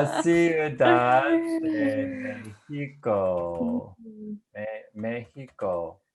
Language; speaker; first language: Spanish; non-native, fluent; English